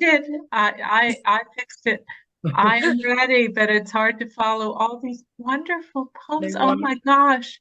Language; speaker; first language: English; native; English